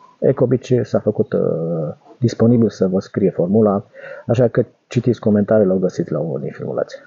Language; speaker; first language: Romanian; native; Romanian